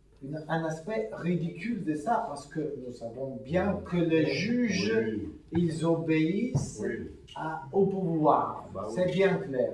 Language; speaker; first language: French; non-native, fluent; Italian